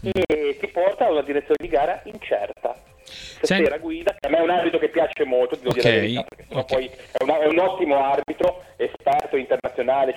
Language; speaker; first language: Italian; native; Italian